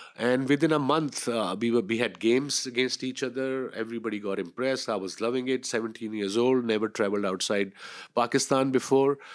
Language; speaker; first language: English; non-native, local second language; Urdu